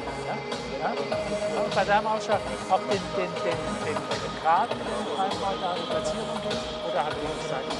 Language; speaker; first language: German; native; German